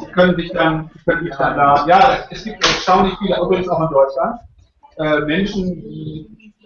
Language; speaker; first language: German; native; German